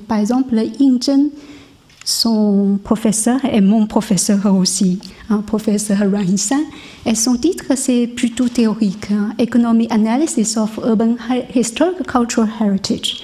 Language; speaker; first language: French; non-native, learner; Chinese